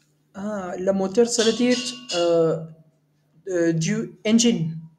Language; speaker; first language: French; non-native, learner; Hindi